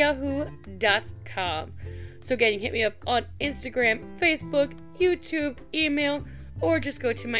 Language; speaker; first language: English; native; English